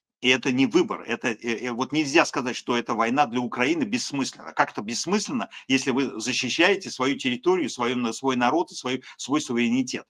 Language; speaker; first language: Russian; native; Russian